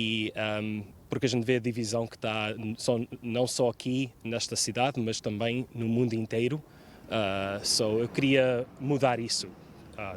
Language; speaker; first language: Portuguese; early bilingual, heritage; Portuguese